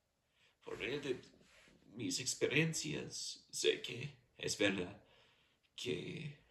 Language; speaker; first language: Spanish; non-native, fluent; English